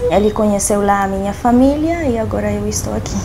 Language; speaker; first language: Portuguese; non-native, fluent; Romanian